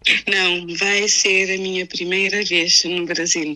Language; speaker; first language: Portuguese; non-native, local second language; Kabuverdianu